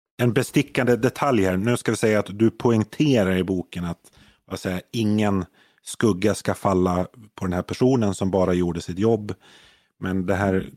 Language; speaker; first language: Swedish; native; Swedish